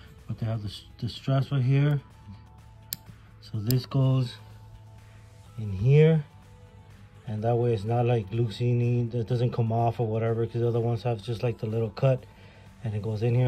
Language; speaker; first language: English; early bilingual, other home language; Spanish